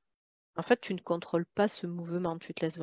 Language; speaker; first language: French; native; French